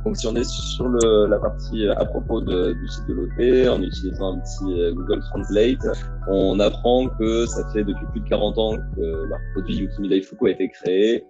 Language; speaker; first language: French; native; French